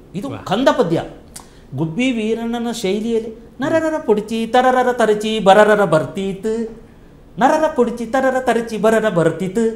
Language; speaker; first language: Kannada; non-native, local second language; Kodava